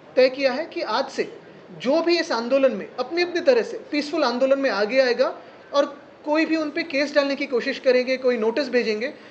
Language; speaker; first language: Hindi; non-native, local second language; Marathi